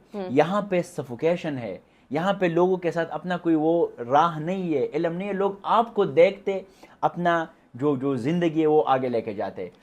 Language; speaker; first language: Urdu; non-native, local second language; Pashto